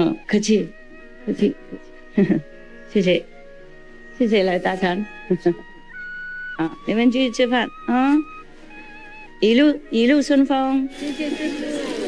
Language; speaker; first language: Chinese; non-native, fluent; Vietnamese